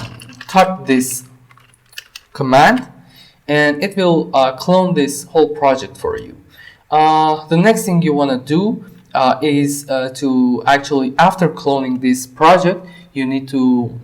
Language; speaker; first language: English; non-native, fluent; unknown